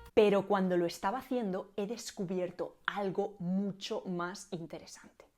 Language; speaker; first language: Spanish; native; Spanish